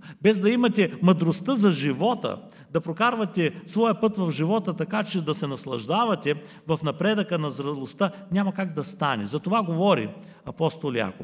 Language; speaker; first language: Bulgarian; native; Bulgarian